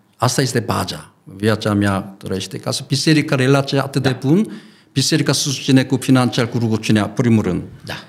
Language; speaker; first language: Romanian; non-native, learner; Korean